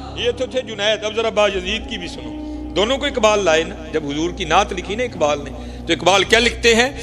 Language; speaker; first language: Urdu; non-native, local second language; Punjabi